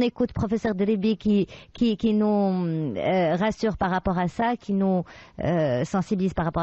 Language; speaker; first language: French; non-native, local second language; Arabic